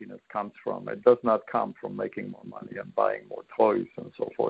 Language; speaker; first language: English; non-native, fluent; Polish